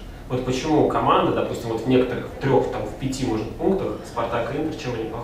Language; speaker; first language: Russian; native; Russian